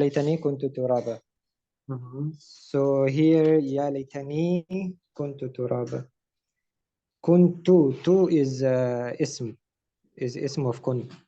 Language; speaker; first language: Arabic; non-native, learner; Urdu